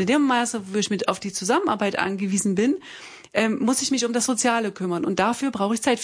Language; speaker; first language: German; native; German